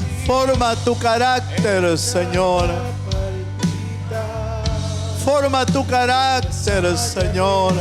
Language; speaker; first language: Spanish; native; Spanish